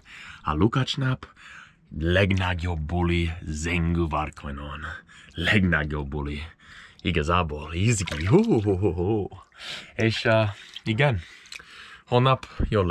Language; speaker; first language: Hungarian; non-native, learner; English